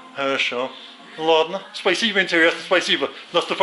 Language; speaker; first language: Russian; non-native, fluent; English